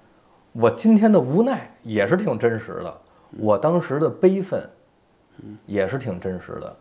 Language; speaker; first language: Chinese; native; Chinese